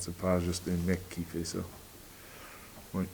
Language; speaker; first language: French; non-native, learner; English